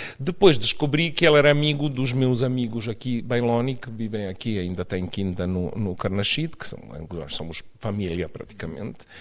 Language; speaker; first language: Portuguese; non-native, fluent; Serbian